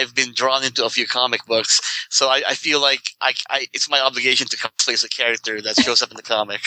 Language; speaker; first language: English; non-native, local second language; Filipino